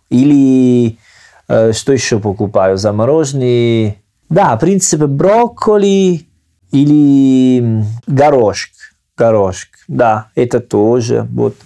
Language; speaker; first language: Russian; non-native, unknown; Italian